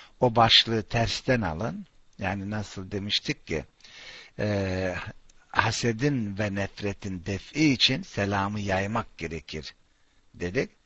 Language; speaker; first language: Turkish; non-native, fluent; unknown